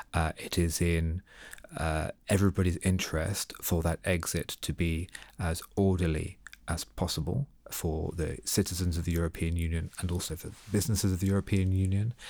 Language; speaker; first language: English; native; English